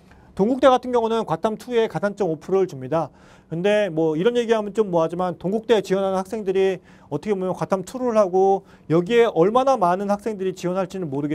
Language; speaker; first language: Korean; native; Korean